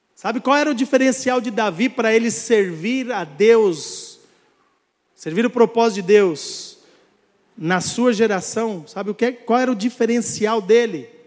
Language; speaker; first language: Portuguese; native; Portuguese